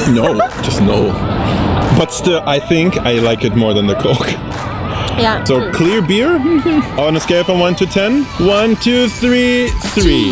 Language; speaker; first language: English; non-native, fluent; German